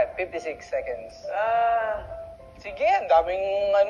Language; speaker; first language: Filipino; native; Filipino